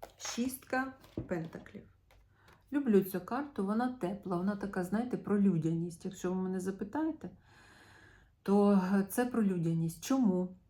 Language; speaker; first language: Ukrainian; non-native, local second language; Russian